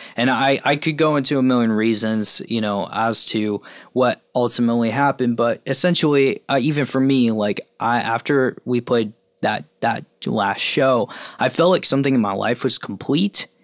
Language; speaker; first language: English; native; English